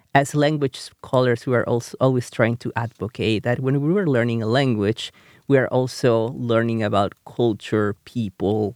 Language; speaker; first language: English; non-native, fluent; Spanish